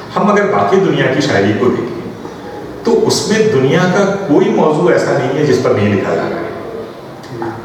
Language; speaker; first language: Urdu; native; Urdu